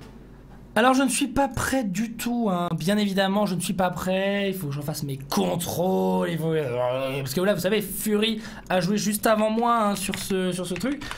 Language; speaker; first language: French; native; French